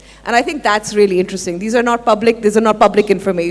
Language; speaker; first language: English; non-native, local second language; Urdu